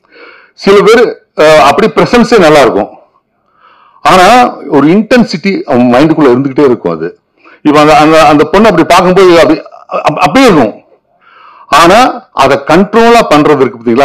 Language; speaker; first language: Tamil; native; Tamil